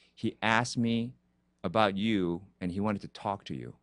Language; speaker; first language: English; non-native, fluent; Korean